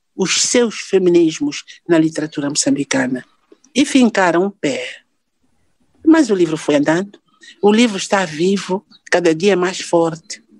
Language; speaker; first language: Portuguese; non-native, local second language; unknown